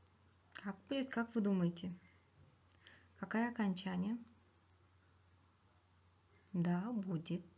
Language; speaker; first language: Russian; non-native, local second language; Kyrgyz